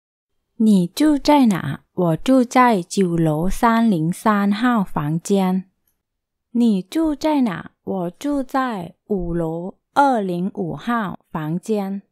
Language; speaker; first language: Chinese; non-native, fluent; Thai